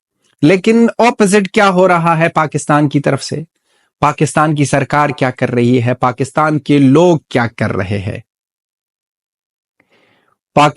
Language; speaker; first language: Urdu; non-native, fluent; Pashto